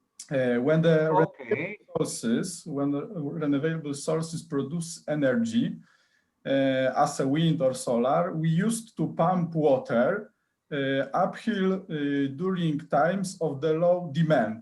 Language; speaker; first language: English; non-native, learner; Polish